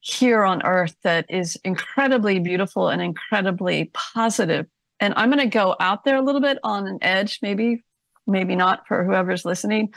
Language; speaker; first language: English; native; English